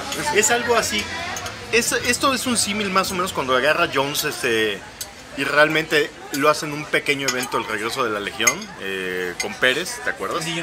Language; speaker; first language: Spanish; native; Spanish